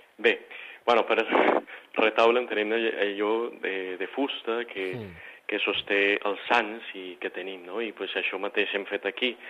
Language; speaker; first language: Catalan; non-native, fluent; Spanish